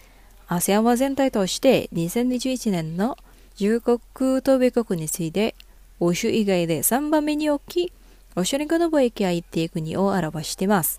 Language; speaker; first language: Japanese; non-native, fluent; Indonesian